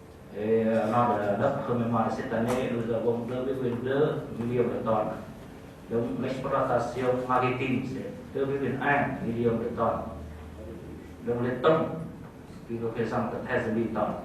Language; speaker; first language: French; non-native, fluent; Vietnamese